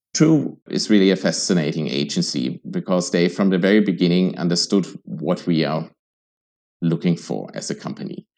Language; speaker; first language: English; non-native, fluent; German